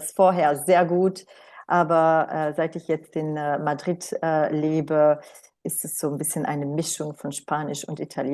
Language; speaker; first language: German; non-native, fluent; Romanian